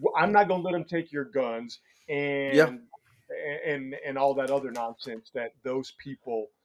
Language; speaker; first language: English; native; English